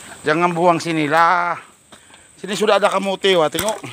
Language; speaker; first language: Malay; non-native, learner; Filipino